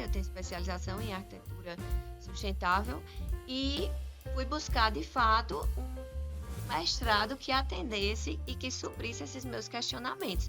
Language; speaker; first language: Portuguese; native; Portuguese